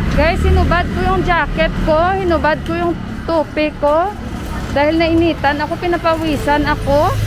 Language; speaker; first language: Filipino; native; Filipino